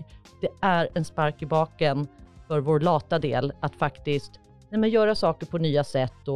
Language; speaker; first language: Swedish; native; Swedish